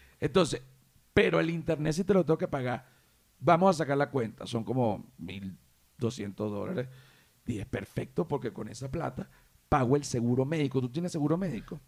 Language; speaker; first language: Spanish; native; Spanish